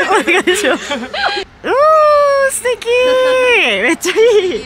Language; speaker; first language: Japanese; native; Japanese